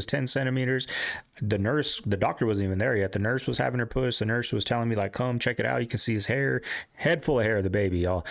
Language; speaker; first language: English; native; English